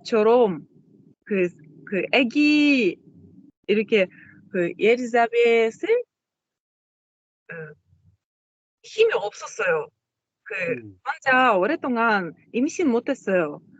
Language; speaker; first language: Korean; non-native, learner; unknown